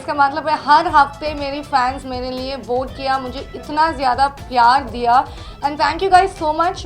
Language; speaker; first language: Hindi; non-native, local second language; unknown